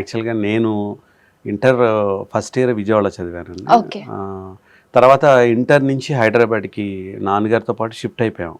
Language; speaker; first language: Telugu; native; Telugu